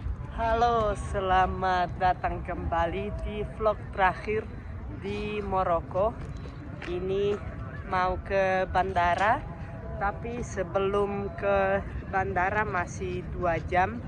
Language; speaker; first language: Indonesian; non-native, fluent; Spanish